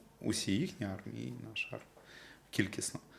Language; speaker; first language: Ukrainian; non-native, local second language; Russian